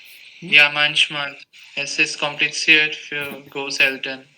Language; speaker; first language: German; non-native, learner; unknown